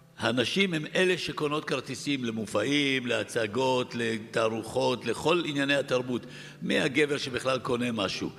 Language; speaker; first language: Hebrew; early bilingual, other home language; Arabic